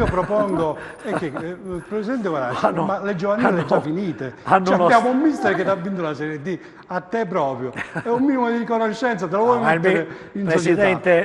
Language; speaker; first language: Italian; native; Italian